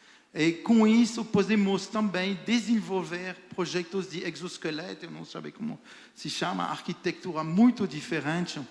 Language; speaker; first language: Portuguese; non-native, fluent; French